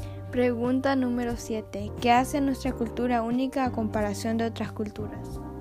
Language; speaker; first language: Spanish; early bilingual, heritage; Spanish